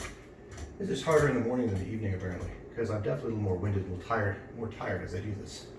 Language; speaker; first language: English; native; English